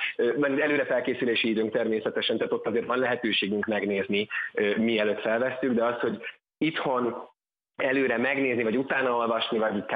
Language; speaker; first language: Hungarian; native; Hungarian